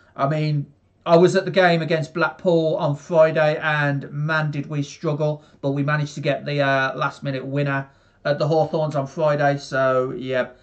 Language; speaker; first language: English; native; English